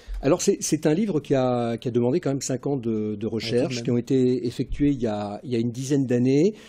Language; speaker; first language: French; native; French